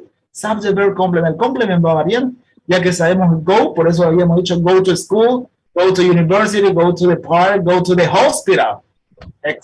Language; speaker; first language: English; non-native, fluent; Spanish